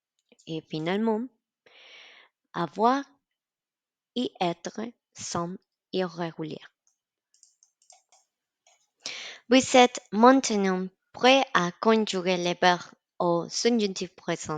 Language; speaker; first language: French; non-native, learner; Spanish